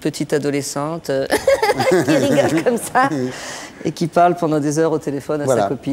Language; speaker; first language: French; native; French